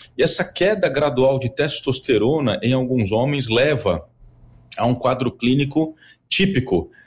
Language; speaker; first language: Portuguese; native; Portuguese